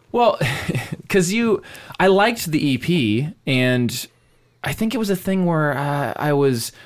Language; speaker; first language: English; native; English